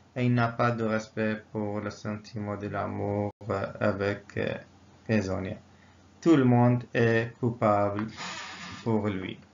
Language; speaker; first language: French; non-native, local second language; Arabic